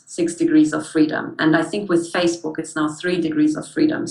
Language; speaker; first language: English; early bilingual, other home language; German